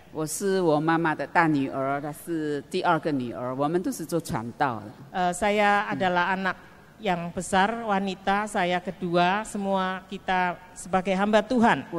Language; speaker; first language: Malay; non-native, local second language; Chinese